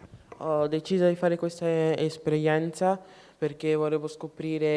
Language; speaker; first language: Italian; early bilingual, other home language; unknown